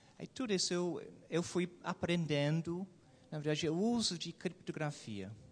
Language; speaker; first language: Portuguese; non-native, fluent; English